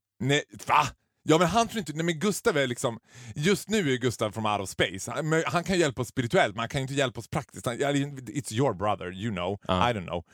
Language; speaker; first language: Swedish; native; Swedish